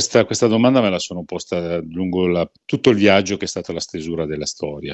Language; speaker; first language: Italian; native; Italian